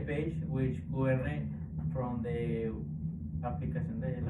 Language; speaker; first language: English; non-native, learner; Spanish